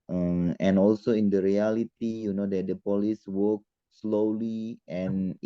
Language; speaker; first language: English; non-native, learner; Indonesian